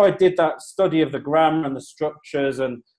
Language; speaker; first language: English; native; English